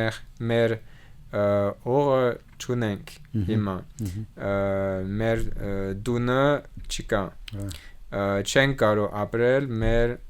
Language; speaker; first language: Armenian; non-native, learner; French